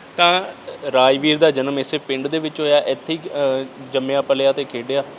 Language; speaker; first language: Punjabi; native; Punjabi